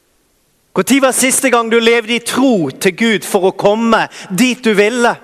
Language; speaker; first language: Norwegian; native; Norwegian